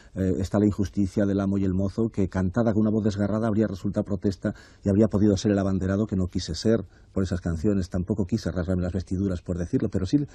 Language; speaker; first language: Spanish; native; Spanish